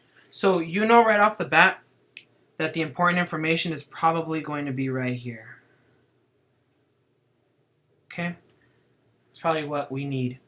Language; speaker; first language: English; native; English